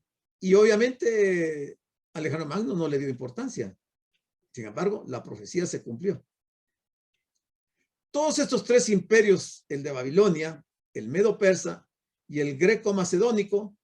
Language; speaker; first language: Spanish; native; Spanish